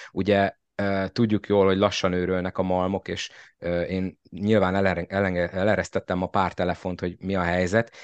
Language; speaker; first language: Hungarian; native; Hungarian